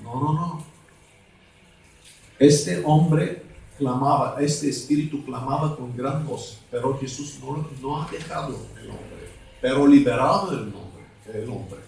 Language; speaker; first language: Spanish; non-native, fluent; Bulgarian